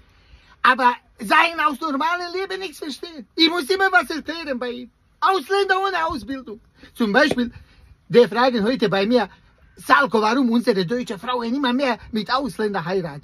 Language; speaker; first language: German; non-native, learner; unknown